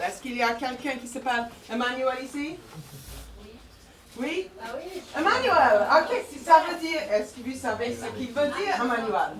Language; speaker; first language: French; non-native, fluent; English